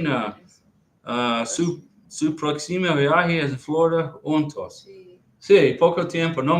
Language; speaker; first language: Spanish; non-native, learner; English